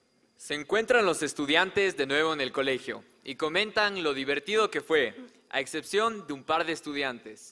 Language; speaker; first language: Spanish; native; Spanish